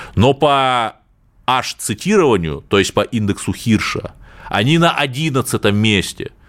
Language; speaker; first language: Russian; native; Russian